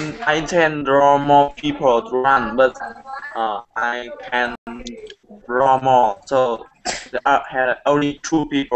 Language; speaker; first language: English; non-native, learner; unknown